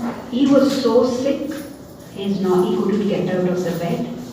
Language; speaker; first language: English; non-native, local second language; Telugu